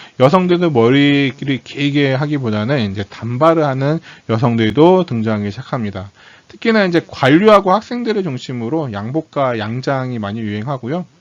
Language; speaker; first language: Korean; native; Korean